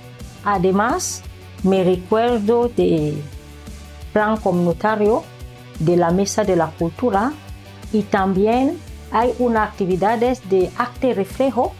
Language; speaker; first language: Spanish; non-native, learner; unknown